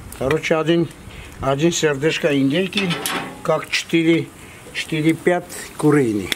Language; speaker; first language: Russian; non-native, fluent; Armenian